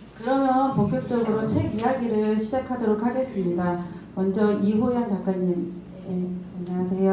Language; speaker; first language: Korean; native; Korean